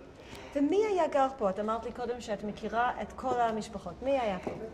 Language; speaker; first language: Hebrew; native; Hebrew